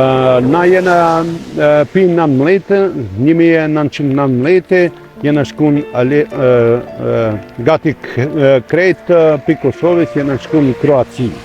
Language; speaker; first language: Albanian; non-native, local second language; Croatian